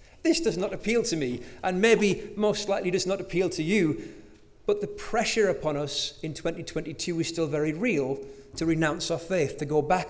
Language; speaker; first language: English; native; English